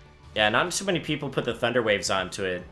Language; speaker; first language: English; native; English